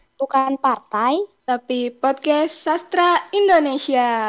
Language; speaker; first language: Indonesian; native; Indonesian